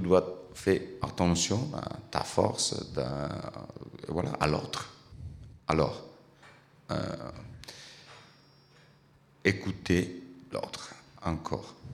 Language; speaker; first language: French; non-native, learner; Italian